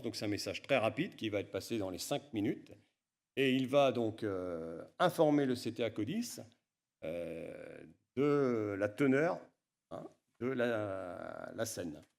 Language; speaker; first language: French; native; French